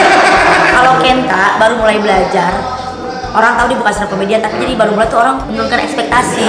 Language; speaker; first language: Indonesian; native; Indonesian